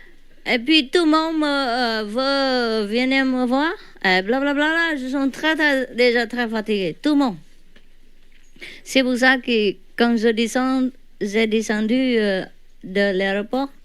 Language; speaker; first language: French; non-native, learner; Vietnamese